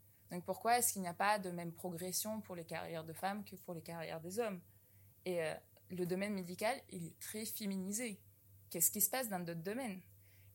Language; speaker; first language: French; non-native, fluent; Russian